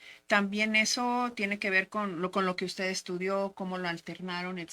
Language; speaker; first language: Spanish; native; Spanish